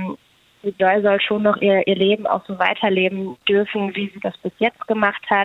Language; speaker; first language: German; native; German